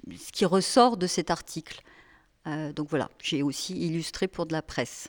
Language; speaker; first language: French; native; French